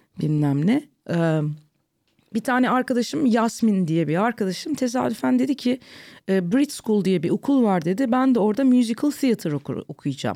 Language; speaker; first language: Turkish; early bilingual, heritage; Turkish